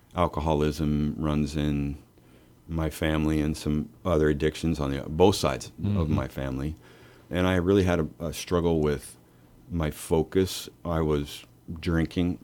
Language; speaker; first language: English; native; English